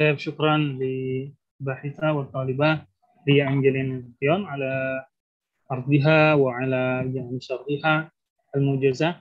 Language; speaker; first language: Arabic; non-native, fluent; Indonesian